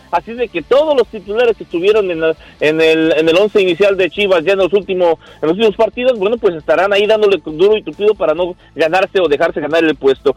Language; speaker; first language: Spanish; native; Spanish